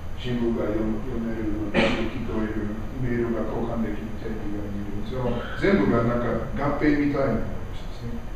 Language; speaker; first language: Japanese; non-native, learner; English